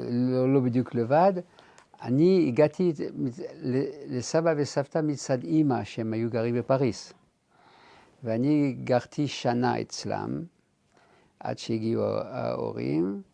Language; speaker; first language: Hebrew; non-native, fluent; French